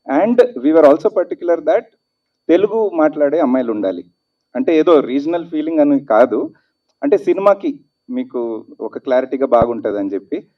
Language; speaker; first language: Telugu; native; Telugu